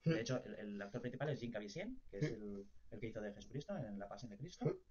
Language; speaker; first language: Spanish; native; Spanish